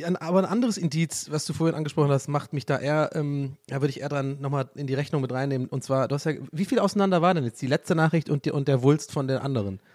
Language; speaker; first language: German; native; German